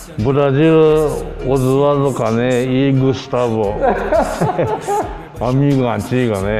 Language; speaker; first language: Portuguese; non-native, fluent; Japanese